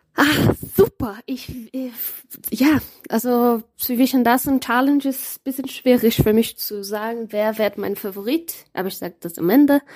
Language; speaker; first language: German; non-native, learner; Portuguese